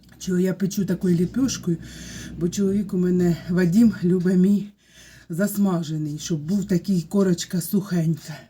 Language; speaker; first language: Ukrainian; non-native, local second language; Russian